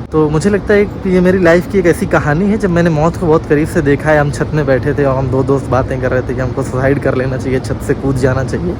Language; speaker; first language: Hindi; native; Hindi